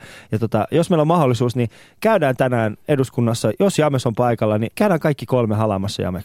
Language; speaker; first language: Finnish; early bilingual, other home language; Persian